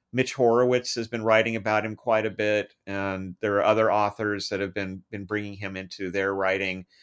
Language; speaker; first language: English; native; English